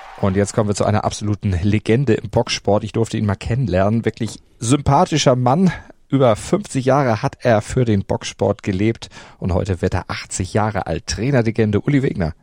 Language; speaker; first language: German; native; German